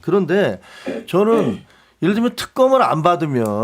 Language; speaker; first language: Korean; native; Korean